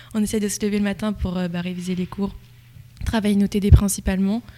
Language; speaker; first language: French; native; French